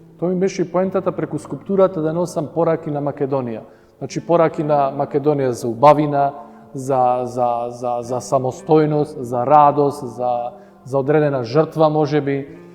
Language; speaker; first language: Macedonian; early bilingual, heritage; Macedonian